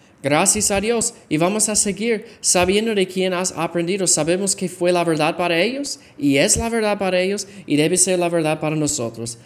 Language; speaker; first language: Spanish; non-native, fluent; English